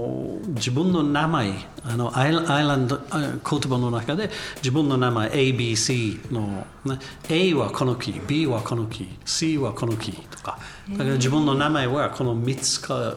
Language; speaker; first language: Japanese; non-native, learner; English